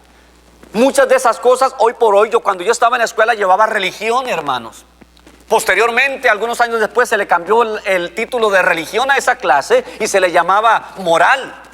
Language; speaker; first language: Spanish; native; Spanish